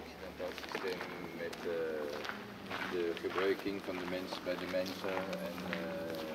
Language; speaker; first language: Dutch; non-native, learner; French